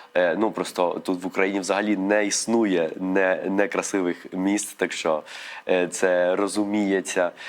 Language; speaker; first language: Ukrainian; early bilingual, other home language; Spanish